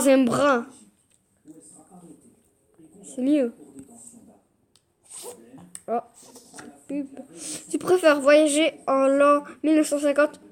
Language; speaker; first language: French; native; French